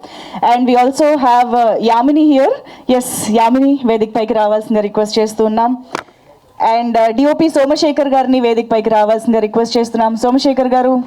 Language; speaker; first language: Telugu; native; Telugu